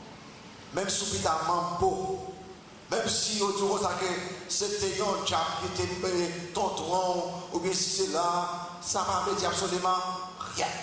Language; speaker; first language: French; non-native, local second language; Haitian Creole